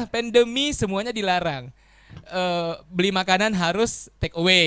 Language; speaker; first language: Indonesian; native; Indonesian